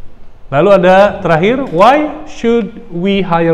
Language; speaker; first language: English; non-native, fluent; Indonesian